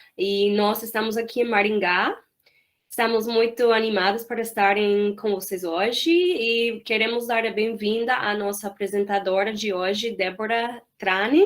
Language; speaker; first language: Portuguese; non-native, fluent; English